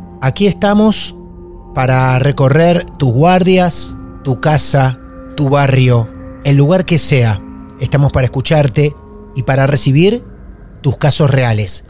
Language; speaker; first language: Spanish; native; Spanish